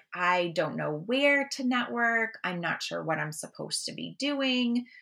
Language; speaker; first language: English; native; English